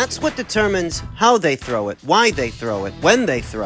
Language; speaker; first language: English; native; English